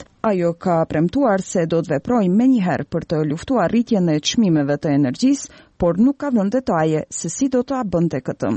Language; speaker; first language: Albanian; native; Albanian